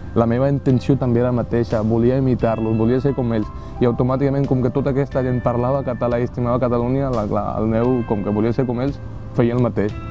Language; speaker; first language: Catalan; non-native, fluent; Urdu